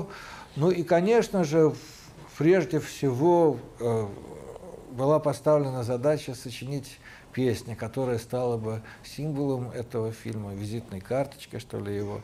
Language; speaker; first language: Russian; native; Russian